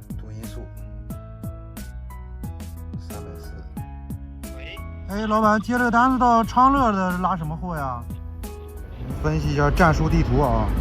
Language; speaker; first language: Chinese; native; Chinese